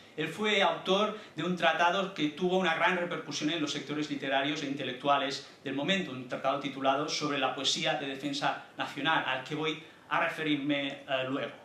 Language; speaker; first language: Spanish; native; Spanish